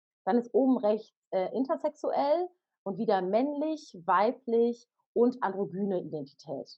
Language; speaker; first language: German; native; German